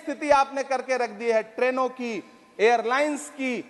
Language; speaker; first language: Hindi; native; Hindi